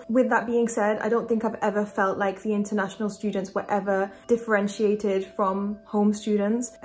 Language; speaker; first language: English; native; English